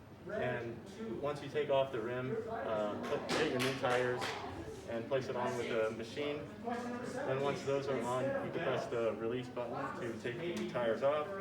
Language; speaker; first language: English; native; English